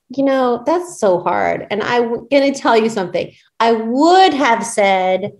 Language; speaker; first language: English; native; English